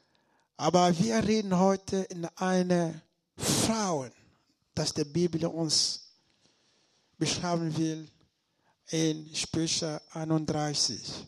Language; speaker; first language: German; non-native, learner; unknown